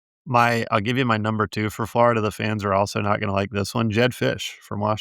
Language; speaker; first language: English; native; English